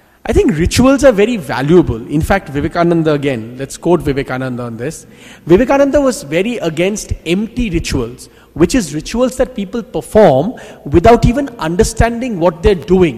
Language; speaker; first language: English; non-native, local second language; Bangla